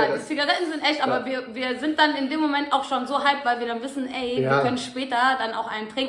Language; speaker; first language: German; native; German